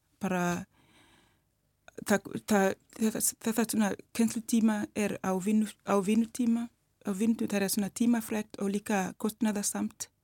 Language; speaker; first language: Icelandic; non-native, learner; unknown